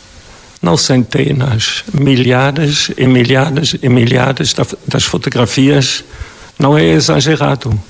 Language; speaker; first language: Portuguese; non-native, fluent; German